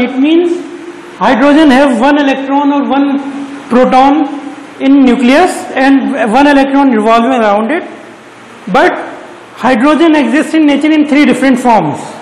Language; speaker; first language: English; non-native, local second language; Urdu